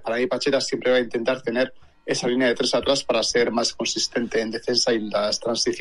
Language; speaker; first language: Spanish; native; Spanish